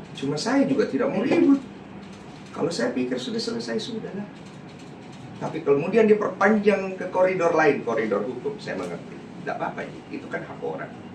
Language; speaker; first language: Indonesian; native; Indonesian